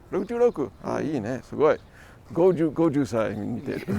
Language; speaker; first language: Japanese; non-native, learner; English